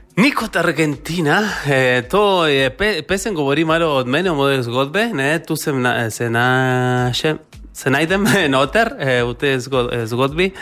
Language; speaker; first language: Slovenian; non-native, fluent; Spanish